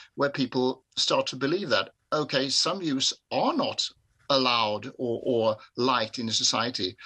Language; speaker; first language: English; non-native, fluent; Swedish